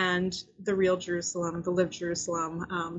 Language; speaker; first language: English; early bilingual, other home language; Spanish